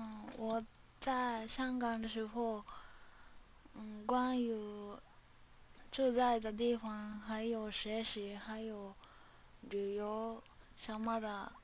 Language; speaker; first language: Chinese; non-native, learner; Japanese